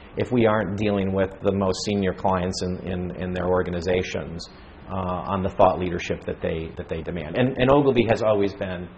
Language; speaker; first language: English; native; English